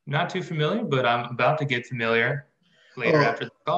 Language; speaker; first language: English; native; English